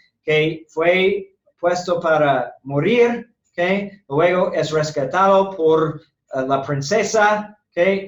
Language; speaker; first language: Spanish; non-native, fluent; English